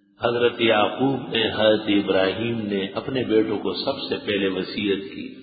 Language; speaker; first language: Urdu; non-native, local second language; Pashto